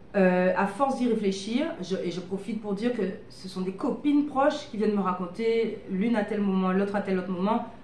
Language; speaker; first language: French; native; French